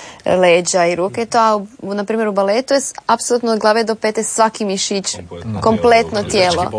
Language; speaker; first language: Serbian; native; Serbian